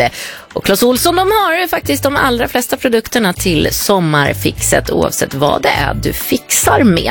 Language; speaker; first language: Swedish; native; Swedish